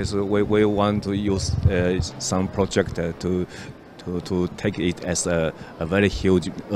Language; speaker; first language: English; non-native, learner; Chinese